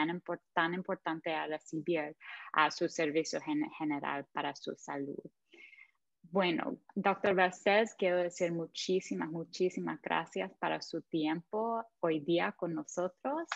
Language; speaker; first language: Spanish; non-native, fluent; English